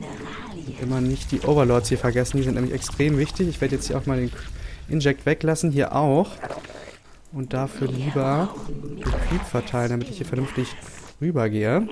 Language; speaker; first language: German; native; German